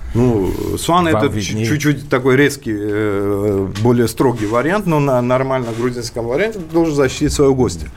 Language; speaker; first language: Russian; non-native, local second language; Georgian